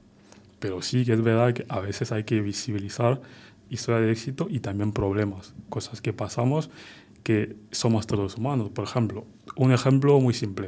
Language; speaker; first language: Spanish; non-native, fluent; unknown